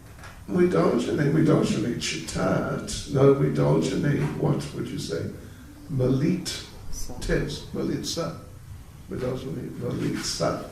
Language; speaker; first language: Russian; non-native, learner; English